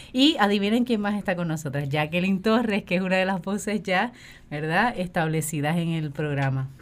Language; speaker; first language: Spanish; native; Spanish